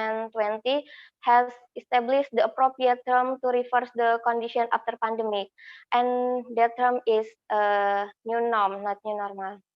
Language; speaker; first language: English; non-native, fluent; Indonesian